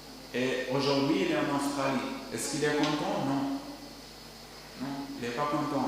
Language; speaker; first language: French; non-native, learner; Arabic